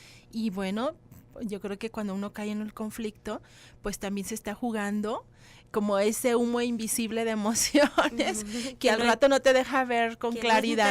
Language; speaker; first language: Spanish; native; Spanish